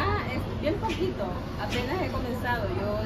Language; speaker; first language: Spanish; native; Spanish